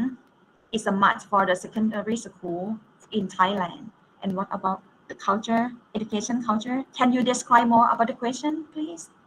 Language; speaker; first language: English; non-native, fluent; Thai